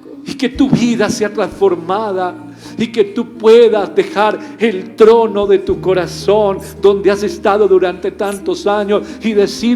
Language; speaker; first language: Spanish; native; Spanish